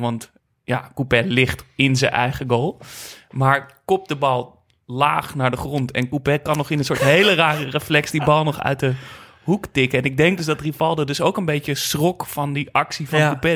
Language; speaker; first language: Dutch; native; Dutch